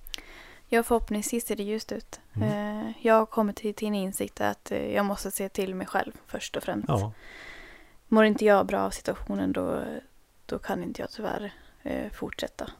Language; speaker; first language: Swedish; native; Swedish